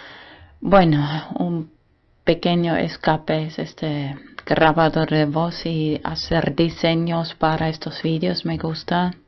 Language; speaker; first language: Spanish; non-native, fluent; German